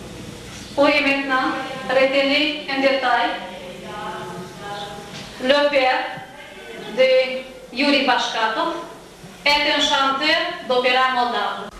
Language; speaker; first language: French; non-native, learner; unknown